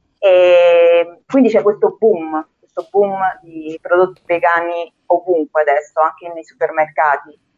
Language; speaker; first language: Italian; early bilingual, other home language; Spanish